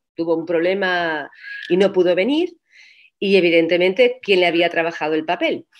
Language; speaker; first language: Spanish; native; Spanish